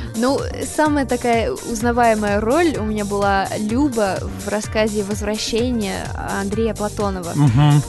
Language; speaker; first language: Russian; non-native, fluent; English